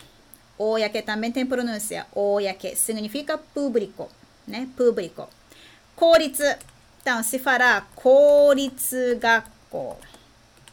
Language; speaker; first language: Portuguese; non-native, fluent; Japanese